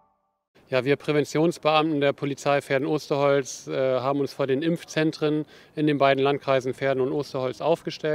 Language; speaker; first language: German; native; German